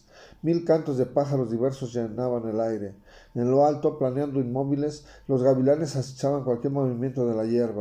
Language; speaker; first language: Spanish; native; Spanish